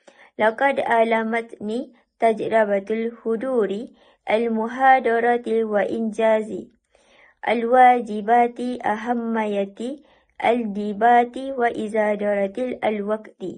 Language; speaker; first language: Arabic; non-native, learner; Malay